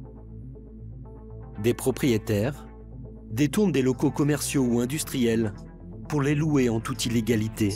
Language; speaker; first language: French; native; French